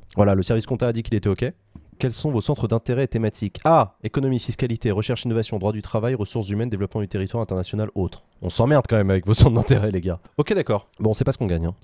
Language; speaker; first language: French; native; French